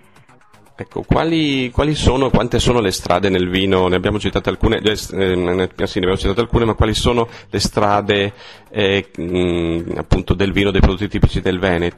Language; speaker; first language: Italian; native; Italian